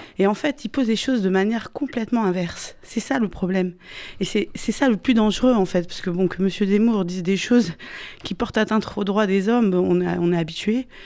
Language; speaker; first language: French; native; French